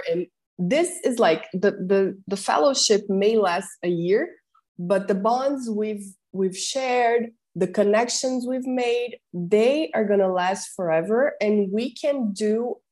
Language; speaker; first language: English; non-native, fluent; Portuguese